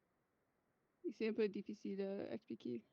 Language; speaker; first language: French; non-native, fluent; English